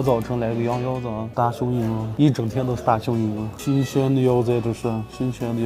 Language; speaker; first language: Chinese; non-native, local second language; Uyghur